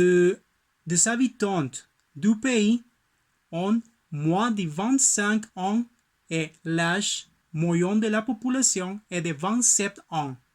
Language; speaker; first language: French; non-native, learner; Spanish